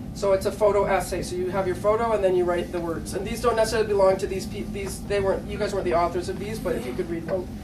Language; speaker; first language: English; native; English